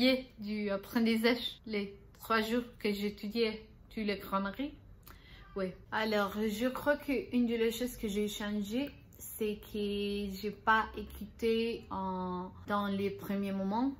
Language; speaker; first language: French; non-native, learner; Spanish